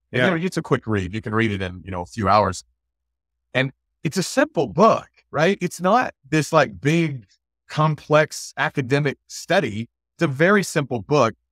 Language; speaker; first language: English; native; English